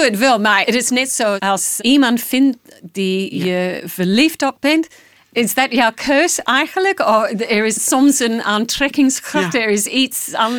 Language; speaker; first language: Dutch; non-native, fluent; English